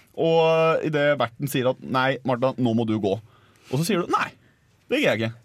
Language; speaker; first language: Norwegian; native; Norwegian